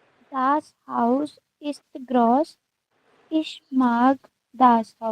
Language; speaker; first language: German; non-native, learner; Hindi